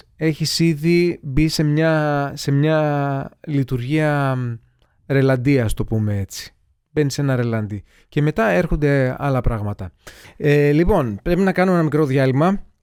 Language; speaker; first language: Greek; native; Greek